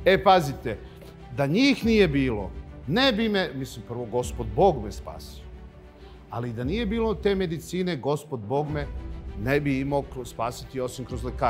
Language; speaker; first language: Serbian; native; Serbian